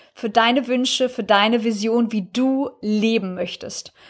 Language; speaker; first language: German; native; German